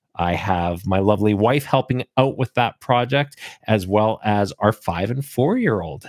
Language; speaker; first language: English; native; English